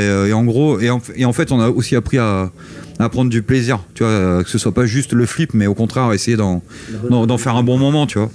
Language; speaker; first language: French; native; French